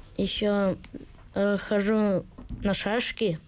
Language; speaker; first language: Russian; native; Russian